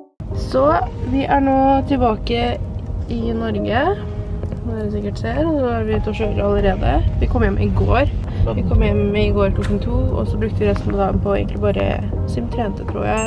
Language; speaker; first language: Norwegian; early bilingual, other home language; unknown